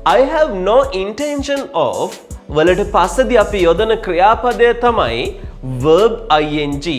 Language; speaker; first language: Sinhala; native; Sinhala